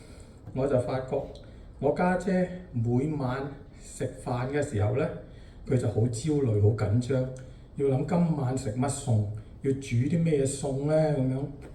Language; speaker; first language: Cantonese; native; Cantonese